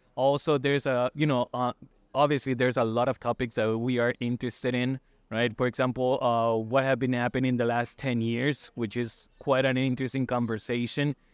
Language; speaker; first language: English; non-native, fluent; Spanish